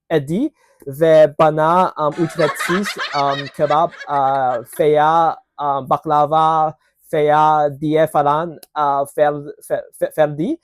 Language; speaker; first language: Turkish; non-native, learner; Cantonese